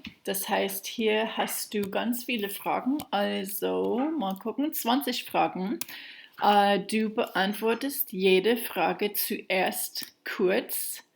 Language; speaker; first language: German; non-native, fluent; English